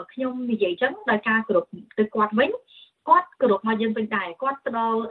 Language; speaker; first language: Khmer; early bilingual, heritage; Khmer